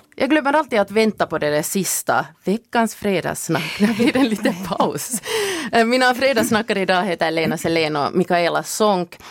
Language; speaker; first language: Swedish; native; Swedish